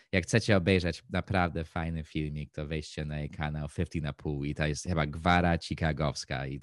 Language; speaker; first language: Polish; early bilingual, heritage; Polish